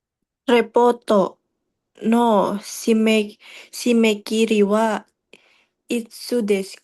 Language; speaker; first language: Japanese; non-native, learner; Indonesian